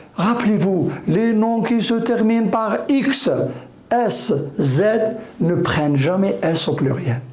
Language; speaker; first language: French; non-native, local second language; Arabic